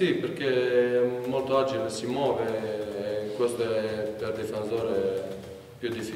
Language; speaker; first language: Italian; non-native, learner; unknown